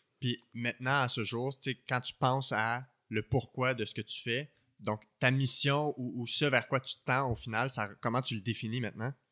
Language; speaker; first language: French; native; French